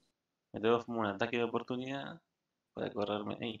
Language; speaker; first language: Spanish; native; Spanish